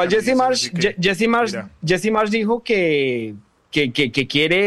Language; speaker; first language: Spanish; native; Spanish